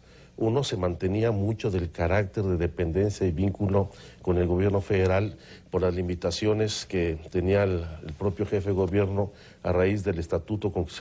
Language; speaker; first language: Spanish; native; Spanish